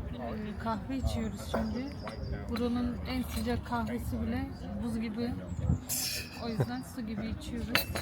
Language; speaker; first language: Turkish; native; Turkish